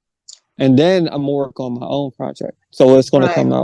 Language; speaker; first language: English; native; English